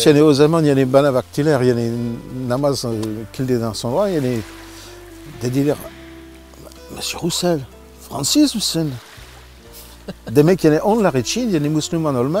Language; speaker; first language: Turkish; non-native, learner; French